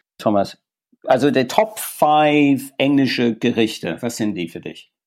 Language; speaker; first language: German; non-native, fluent; English